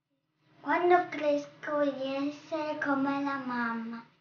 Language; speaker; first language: Italian; early bilingual, other home language; Russian